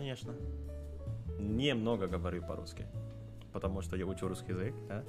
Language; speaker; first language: Russian; non-native, learner; Indonesian